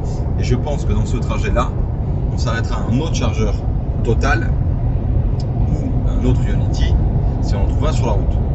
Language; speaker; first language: French; native; French